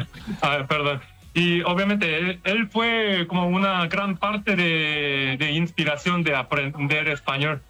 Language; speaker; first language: Spanish; non-native, fluent; Korean